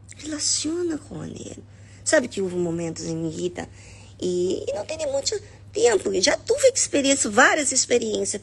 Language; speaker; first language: Portuguese; non-native, learner; Spanish